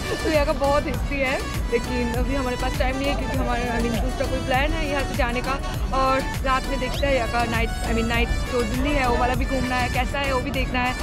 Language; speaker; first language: Hindi; non-native, local second language; Bangla